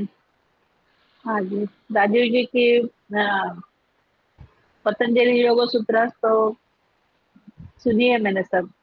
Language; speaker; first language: Hindi; native; Hindi